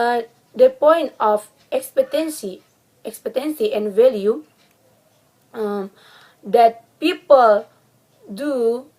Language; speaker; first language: English; non-native, learner; Indonesian